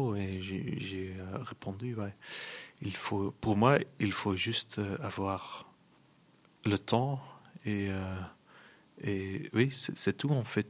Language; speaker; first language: French; non-native, local second language; Dutch